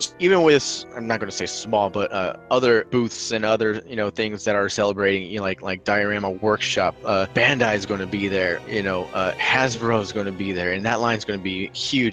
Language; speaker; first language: English; native; English